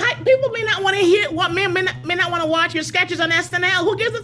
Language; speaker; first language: English; native; English